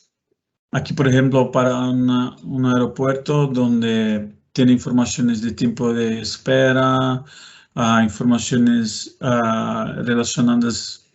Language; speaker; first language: Spanish; non-native, fluent; Portuguese